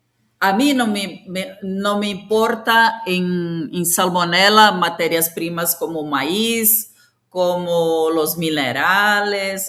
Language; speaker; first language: Spanish; non-native, fluent; Portuguese